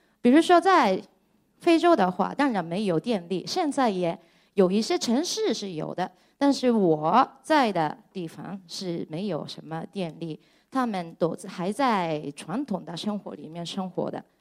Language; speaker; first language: Chinese; non-native, fluent; Japanese